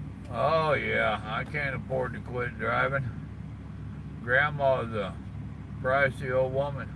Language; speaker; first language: English; native; English